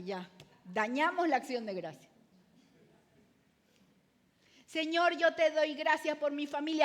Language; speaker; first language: Spanish; native; Spanish